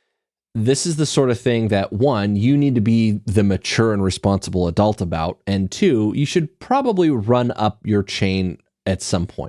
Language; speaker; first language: English; native; English